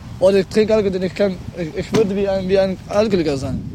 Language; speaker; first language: German; non-native, learner; Pashto